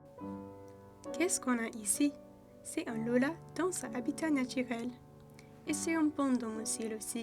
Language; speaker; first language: French; non-native, learner; English